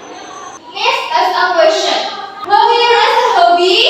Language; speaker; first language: English; non-native, learner; Indonesian